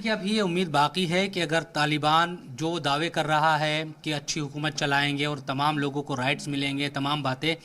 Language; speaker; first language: Hindi; native; Hindi